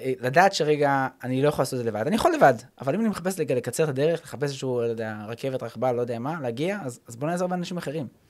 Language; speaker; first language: Hebrew; early bilingual, other home language; English